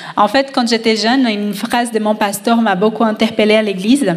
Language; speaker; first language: French; non-native, fluent; Portuguese